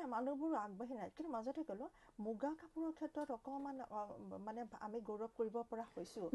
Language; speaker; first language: Assamese; native; Assamese